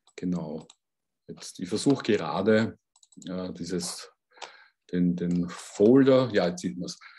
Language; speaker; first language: German; native; German